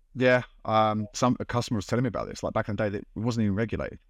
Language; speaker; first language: English; native; English